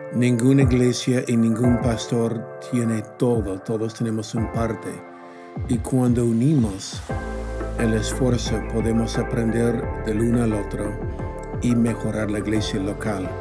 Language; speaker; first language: Spanish; non-native, fluent; English